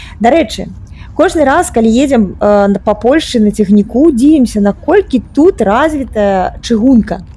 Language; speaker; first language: Belarusian; native; Belarusian